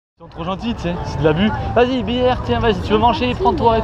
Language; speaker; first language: French; native; French